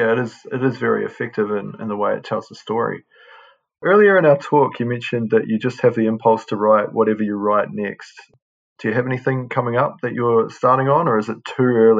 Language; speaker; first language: English; native; English